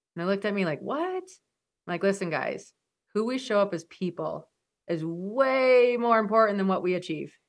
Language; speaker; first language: English; native; English